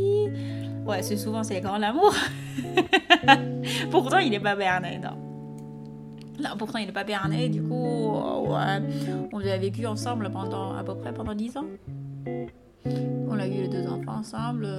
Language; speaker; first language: French; non-native, fluent; Chinese